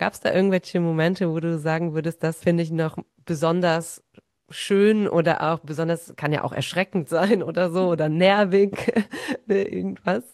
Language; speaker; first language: German; native; German